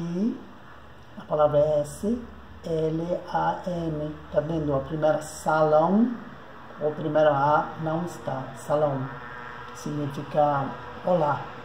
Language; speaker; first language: Portuguese; non-native, fluent; Persian